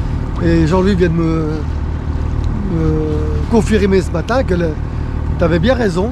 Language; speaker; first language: French; native; French